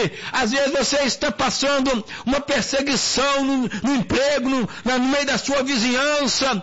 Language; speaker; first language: Portuguese; native; Portuguese